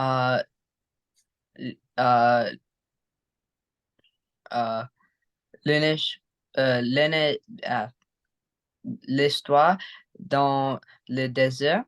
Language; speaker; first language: French; non-native, learner; English